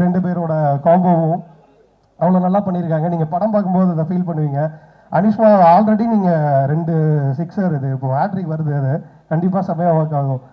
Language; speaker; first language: Tamil; native; Tamil